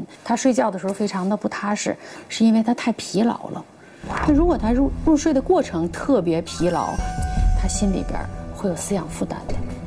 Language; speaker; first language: Chinese; native; Chinese